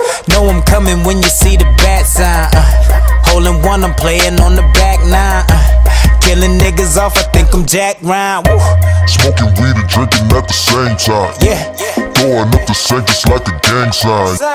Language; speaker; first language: English; native; English